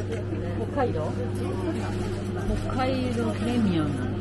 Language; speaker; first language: Japanese; non-native, fluent; French